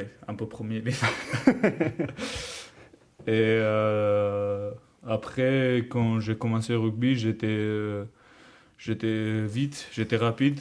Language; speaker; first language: French; non-native, learner; Georgian